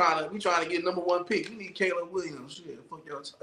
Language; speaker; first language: English; native; English